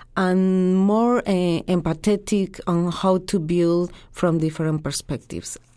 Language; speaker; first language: English; non-native, fluent; Spanish